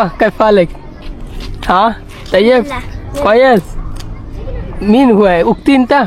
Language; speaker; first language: Arabic; non-native, learner; Bangla